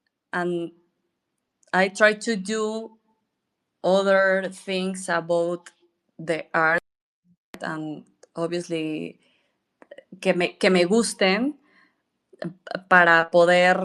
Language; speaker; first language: English; non-native, learner; Spanish